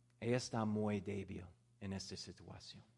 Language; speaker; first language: Spanish; non-native, learner; English